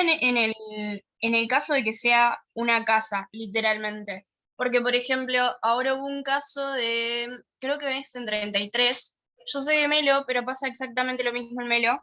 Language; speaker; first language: Spanish; native; Spanish